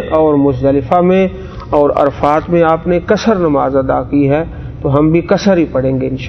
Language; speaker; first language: Urdu; non-native, local second language; Punjabi